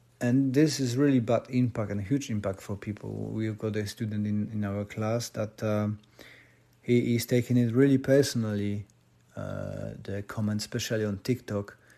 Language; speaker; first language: English; non-native, fluent; Polish